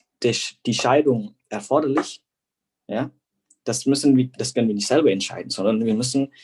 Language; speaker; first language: German; non-native, fluent; Indonesian